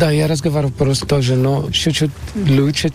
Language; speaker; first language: Russian; non-native, learner; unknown